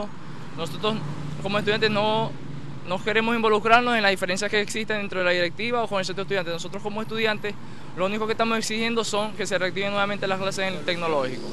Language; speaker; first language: Spanish; native; Spanish